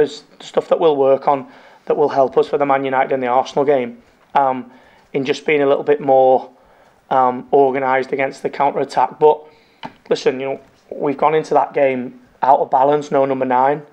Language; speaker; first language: English; native; English